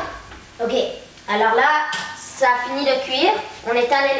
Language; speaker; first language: French; non-native, learner; English